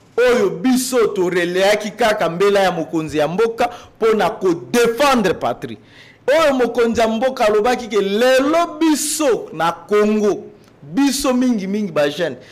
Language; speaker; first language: Lingala; native; Lingala